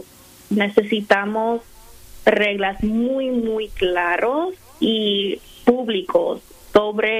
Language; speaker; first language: Spanish; non-native, fluent; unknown